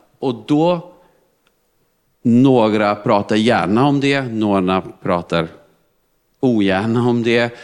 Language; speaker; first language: Swedish; non-native, fluent; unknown